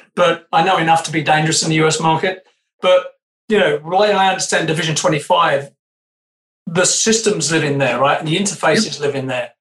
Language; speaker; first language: English; native; English